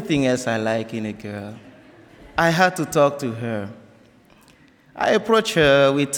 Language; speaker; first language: English; non-native, fluent; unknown